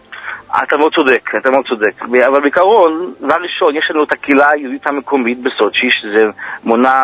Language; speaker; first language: Hebrew; early bilingual, heritage; Hebrew